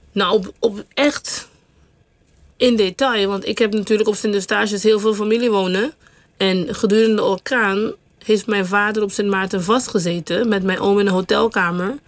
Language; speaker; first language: Dutch; non-native, local second language; English